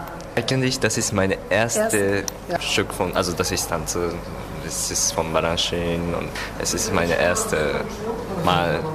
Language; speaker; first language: German; non-native, learner; Japanese